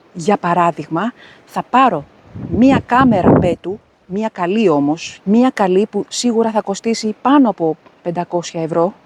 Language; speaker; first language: Greek; native; Greek